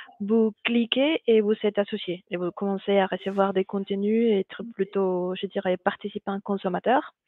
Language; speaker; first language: French; non-native, fluent; Spanish